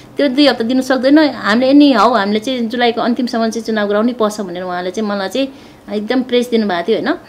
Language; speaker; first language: Nepali; native; Nepali